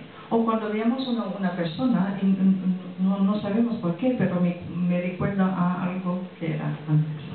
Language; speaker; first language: Spanish; non-native, fluent; French